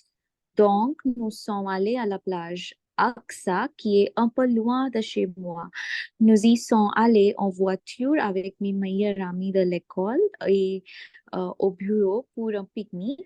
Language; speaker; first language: French; non-native, learner; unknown